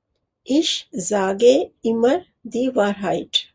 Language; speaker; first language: German; non-native, fluent; Urdu